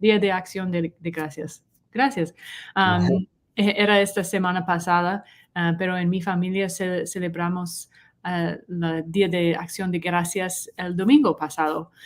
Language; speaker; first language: Spanish; non-native, learner; English